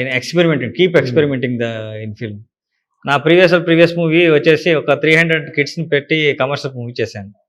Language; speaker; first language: Telugu; non-native, learner; Kannada